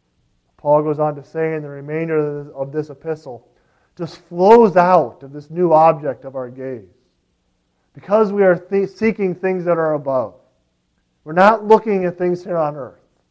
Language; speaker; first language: English; native; English